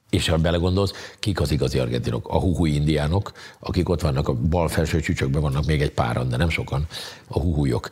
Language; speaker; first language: Hungarian; native; Hungarian